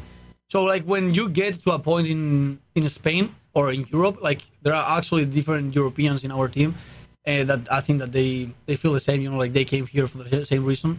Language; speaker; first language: English; non-native, fluent; Spanish